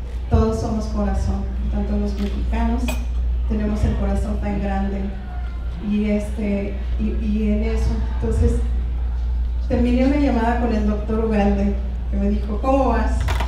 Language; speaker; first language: Spanish; early bilingual, heritage; Spanish